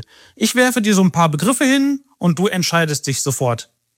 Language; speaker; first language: German; native; German